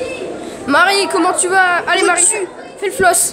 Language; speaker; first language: French; native; French